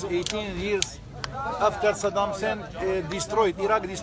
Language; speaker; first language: English; non-native, learner; Kurdish